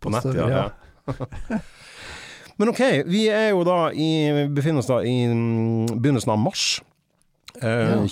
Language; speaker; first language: Norwegian; native; Norwegian